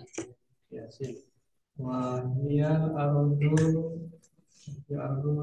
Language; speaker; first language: Arabic; non-native, learner; Indonesian